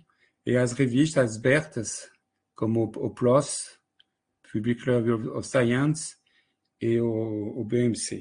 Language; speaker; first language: Portuguese; non-native, fluent; French